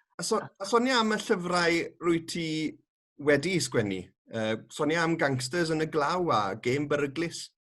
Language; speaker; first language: Welsh; native; Welsh